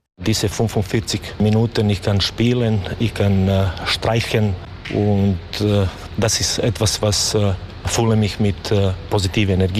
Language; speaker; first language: German; non-native, learner; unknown